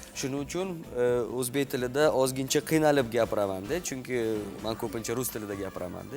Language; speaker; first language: Uzbek; non-native, local second language; Russian